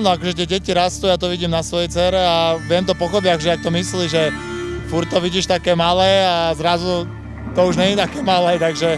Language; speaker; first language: Slovak; native; Slovak